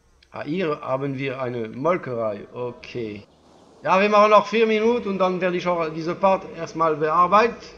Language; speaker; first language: German; non-native, learner; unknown